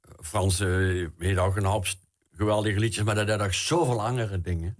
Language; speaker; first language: Dutch; non-native, local second language; Limburgish